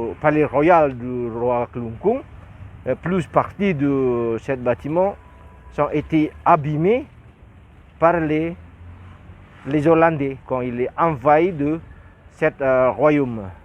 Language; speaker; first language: French; non-native, learner; Indonesian